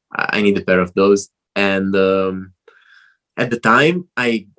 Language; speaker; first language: English; non-native, fluent; Italian